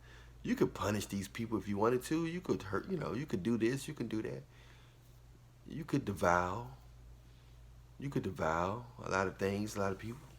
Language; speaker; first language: English; native; English